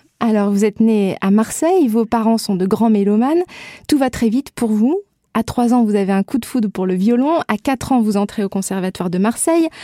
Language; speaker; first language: French; native; French